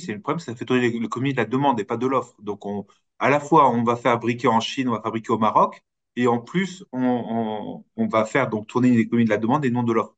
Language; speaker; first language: French; native; French